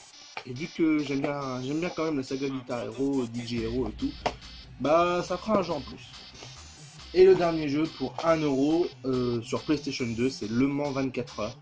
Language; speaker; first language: French; native; French